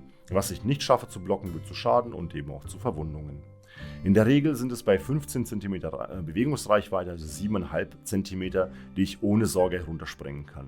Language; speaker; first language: German; native; German